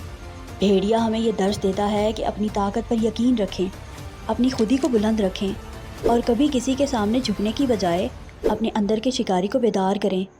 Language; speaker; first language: Urdu; native; Urdu